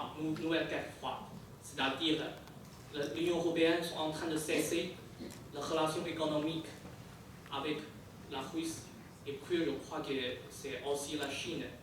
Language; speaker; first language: French; non-native, fluent; Chinese